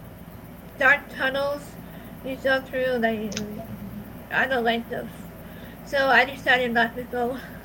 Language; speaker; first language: English; native; English